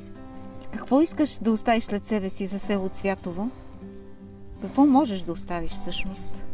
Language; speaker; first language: Bulgarian; native; Bulgarian